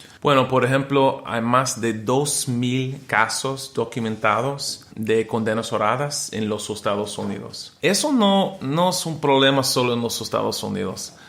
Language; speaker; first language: Spanish; non-native, learner; English